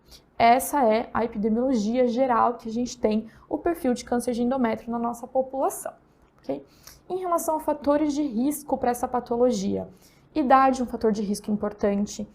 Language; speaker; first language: Portuguese; native; Portuguese